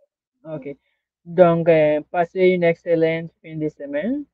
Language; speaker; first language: French; non-native, learner; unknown